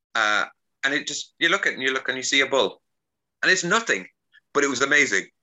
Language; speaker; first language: English; native; English